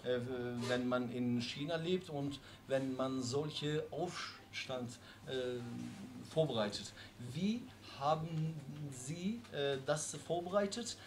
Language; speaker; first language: German; non-native, learner; Turkish